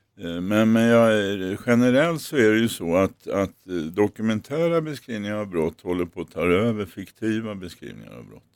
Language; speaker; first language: Swedish; native; Swedish